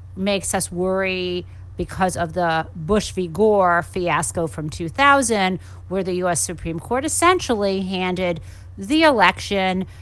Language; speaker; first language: English; native; English